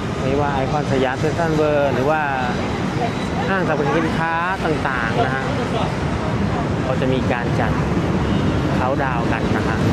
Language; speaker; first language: Thai; native; Thai